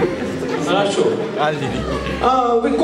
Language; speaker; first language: Russian; non-native, learner; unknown